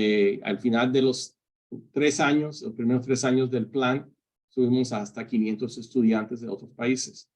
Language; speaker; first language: Spanish; early bilingual, heritage; Spanish